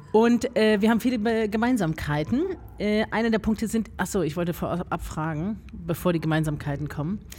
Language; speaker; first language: German; native; German